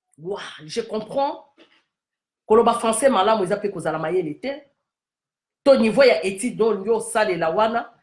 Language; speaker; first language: Lingala; non-native, local second language; Kituba (Democratic Republic of Congo)